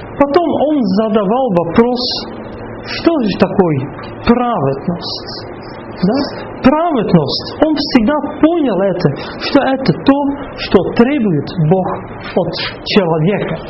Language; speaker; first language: Russian; non-native, fluent; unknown